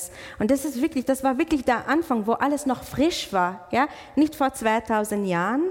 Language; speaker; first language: German; non-native, fluent; English